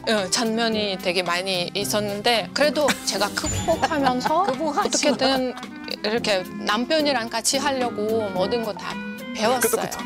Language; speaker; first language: Korean; non-native, fluent; Russian